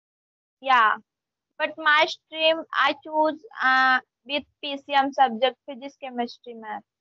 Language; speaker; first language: English; non-native, learner; Hindi